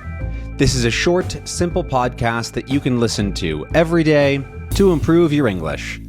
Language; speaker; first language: English; native; English